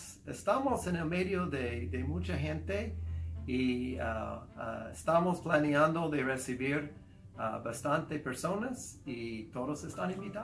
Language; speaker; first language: Spanish; non-native, fluent; English